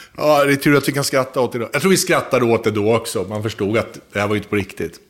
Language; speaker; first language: Swedish; native; Swedish